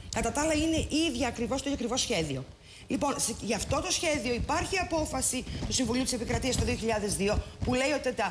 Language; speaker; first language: Greek; native; Greek